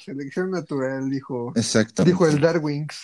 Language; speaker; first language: Spanish; native; Spanish